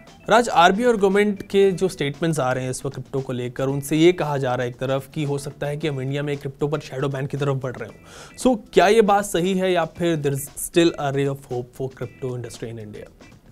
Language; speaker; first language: Hindi; native; Hindi